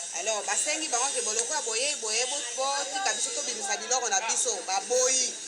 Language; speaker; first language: Lingala; native; Lingala